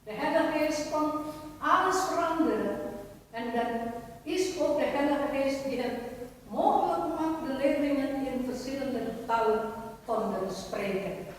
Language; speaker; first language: Dutch; non-native, fluent; Indonesian